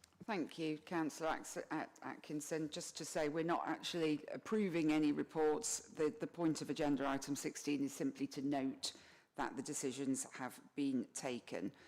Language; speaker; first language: English; native; English